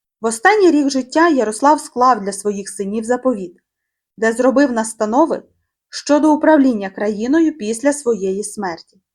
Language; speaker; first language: Ukrainian; native; Ukrainian